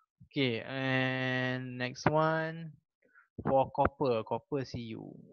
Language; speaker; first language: English; non-native, local second language; Malay